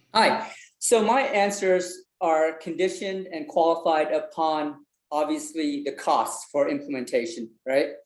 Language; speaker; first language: English; early bilingual, other home language; Vietnamese